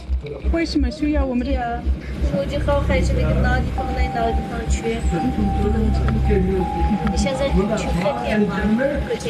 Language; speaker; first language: Chinese; non-native, learner; English